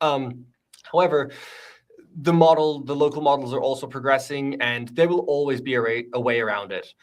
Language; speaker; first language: English; native; English